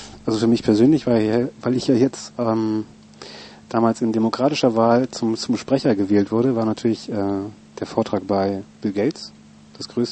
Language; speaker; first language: German; native; German